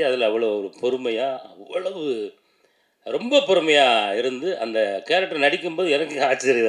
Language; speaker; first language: Tamil; native; Tamil